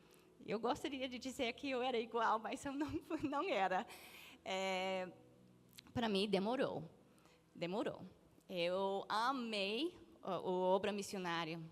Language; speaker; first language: Portuguese; non-native, fluent; English